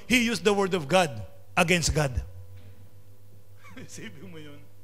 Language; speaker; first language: English; non-native, local second language; Filipino